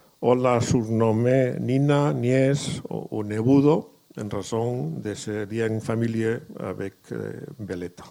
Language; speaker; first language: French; non-native, learner; Catalan